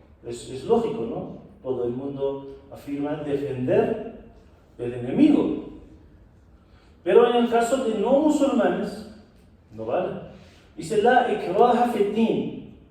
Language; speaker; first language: Spanish; non-native, fluent; Persian